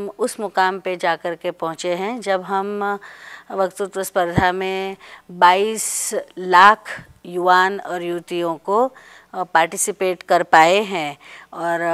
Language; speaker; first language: Hindi; non-native, local second language; Marathi